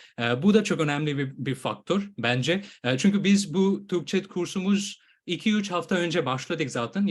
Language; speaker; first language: Turkish; non-native, fluent; Bangla